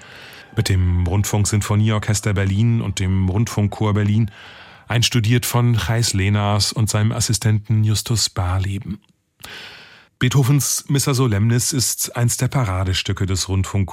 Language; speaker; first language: German; native; German